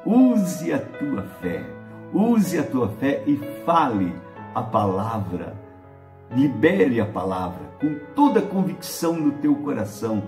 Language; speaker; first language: Portuguese; native; Portuguese